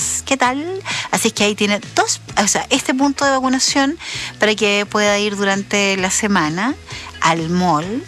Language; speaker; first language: Spanish; native; Spanish